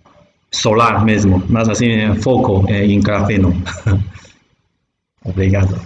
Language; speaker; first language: Portuguese; non-native, learner; Chinese